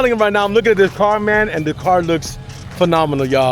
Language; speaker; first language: English; native; English